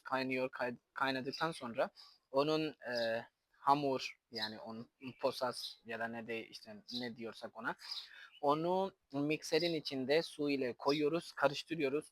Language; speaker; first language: Turkish; non-native, fluent; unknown